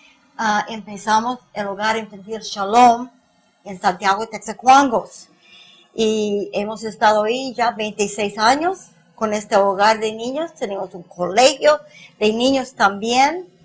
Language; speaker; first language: Spanish; non-native, fluent; English